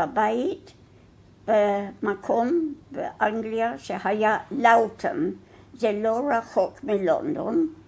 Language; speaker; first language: Hebrew; non-native, fluent; English